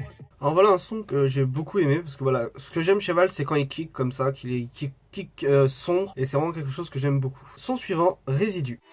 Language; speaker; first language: French; native; French